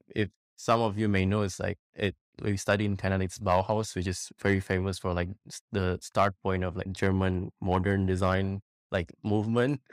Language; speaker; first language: English; non-native, fluent; Indonesian